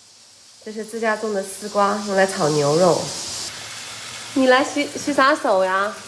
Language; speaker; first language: Chinese; native; Chinese